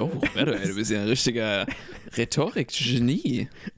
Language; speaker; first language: German; non-native, fluent; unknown